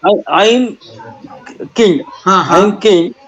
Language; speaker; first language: German; non-native, learner; Hindi